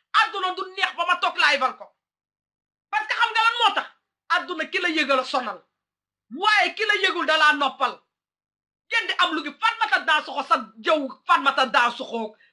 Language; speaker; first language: Wolof; early bilingual, heritage; Wolof